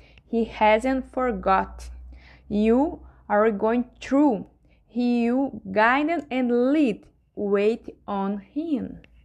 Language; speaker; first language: English; non-native, learner; Portuguese